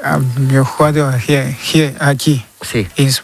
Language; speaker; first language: Spanish; non-native, learner; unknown